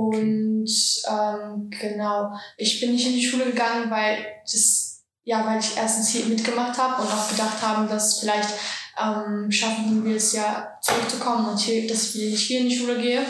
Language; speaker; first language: German; early bilingual, other home language; Georgian